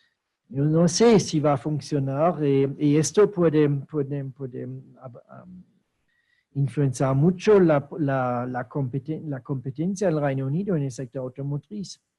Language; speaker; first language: Spanish; non-native, fluent; German